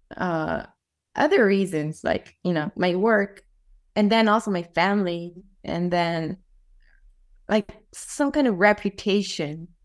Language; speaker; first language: English; non-native, fluent; Japanese